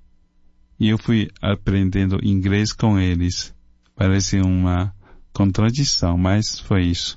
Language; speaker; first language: Portuguese; non-native, fluent; Chinese